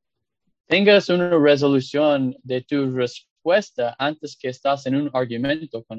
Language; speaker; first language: Spanish; non-native, fluent; English